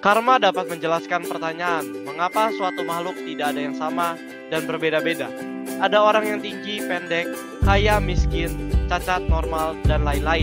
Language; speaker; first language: Indonesian; native; Indonesian